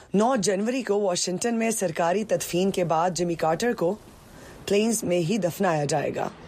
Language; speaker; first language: Urdu; native; Urdu